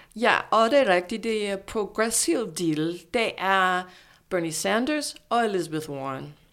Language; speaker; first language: Danish; non-native, fluent; English